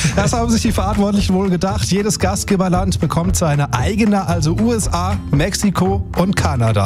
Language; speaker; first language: German; native; German